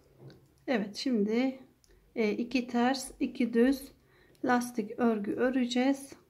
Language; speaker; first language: Turkish; native; Turkish